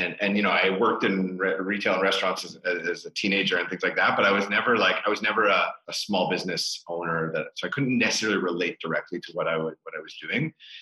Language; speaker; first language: English; native; English